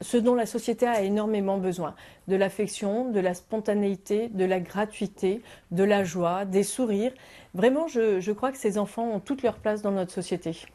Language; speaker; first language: French; native; French